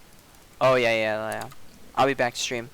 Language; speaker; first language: English; native; English